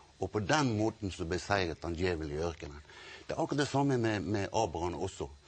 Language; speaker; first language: Norwegian; native; Norwegian